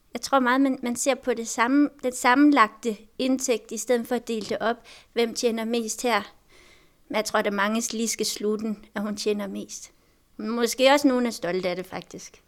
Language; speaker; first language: Danish; native; Danish